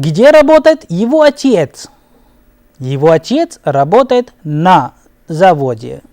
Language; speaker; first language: Russian; non-native, fluent; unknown